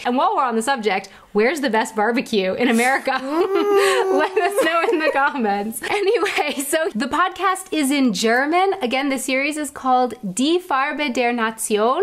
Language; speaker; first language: English; native; English